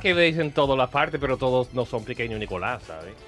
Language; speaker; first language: Spanish; non-native, learner; English